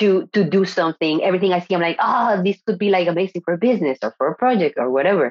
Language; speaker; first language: English; non-native, fluent; Spanish